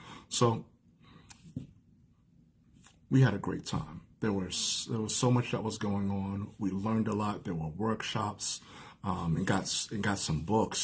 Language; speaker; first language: English; native; English